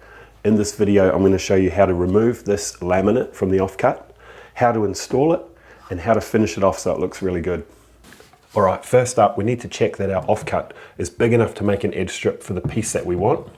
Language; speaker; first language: English; native; English